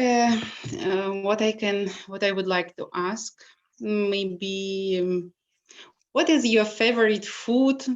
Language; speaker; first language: English; non-native, learner; Russian